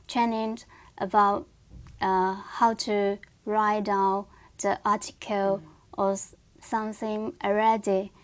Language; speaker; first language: English; non-native, learner; Korean